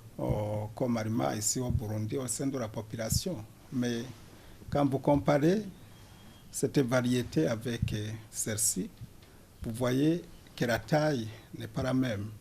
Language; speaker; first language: French; non-native, local second language; Rundi